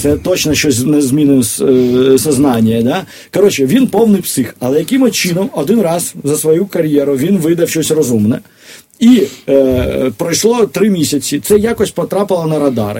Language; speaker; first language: Ukrainian; native; Ukrainian